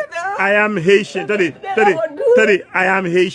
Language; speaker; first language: English; non-native, learner; Haitian Creole